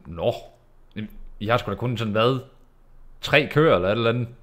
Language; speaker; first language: Danish; native; Danish